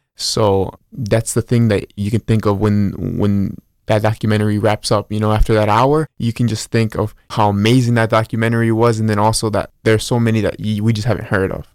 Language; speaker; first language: English; early bilingual, other home language; Spanish